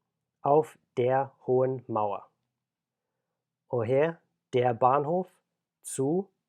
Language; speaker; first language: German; non-native, fluent; English